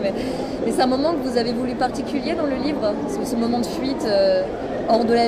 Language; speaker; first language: French; native; French